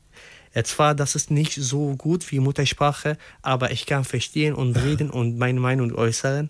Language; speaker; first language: German; non-native, local second language; Arabic